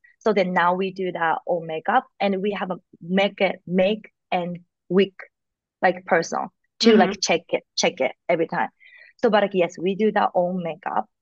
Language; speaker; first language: English; non-native, learner; Japanese